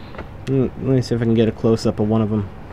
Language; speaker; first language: English; native; English